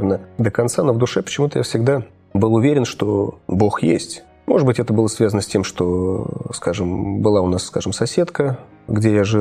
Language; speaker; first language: Russian; native; Russian